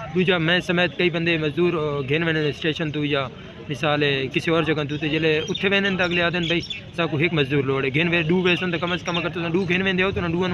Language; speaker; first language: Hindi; non-native, local second language; Saraiki